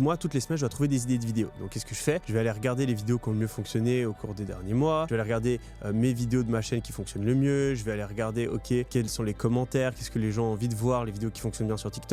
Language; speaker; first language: French; native; French